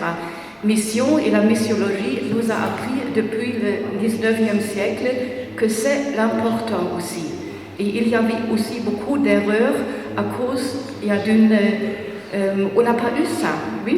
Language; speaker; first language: French; non-native, fluent; German